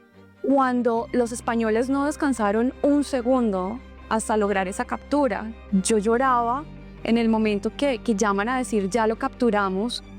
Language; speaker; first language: Spanish; native; Spanish